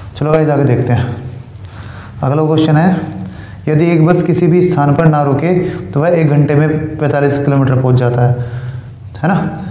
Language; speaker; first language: Hindi; native; Hindi